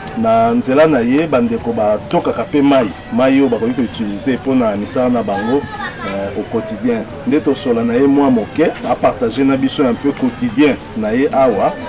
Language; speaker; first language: Lingala; native; Lingala